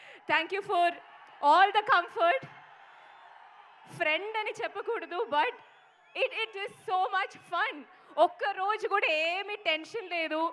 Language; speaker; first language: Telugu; non-native, fluent; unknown